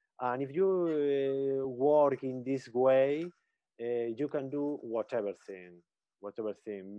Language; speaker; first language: English; non-native, learner; Spanish